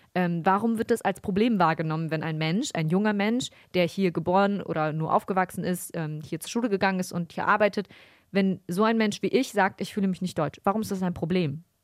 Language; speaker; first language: German; early bilingual, other home language; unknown